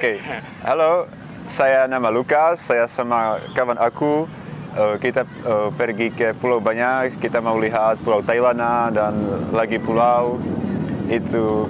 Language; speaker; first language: Indonesian; non-native, learner; Czech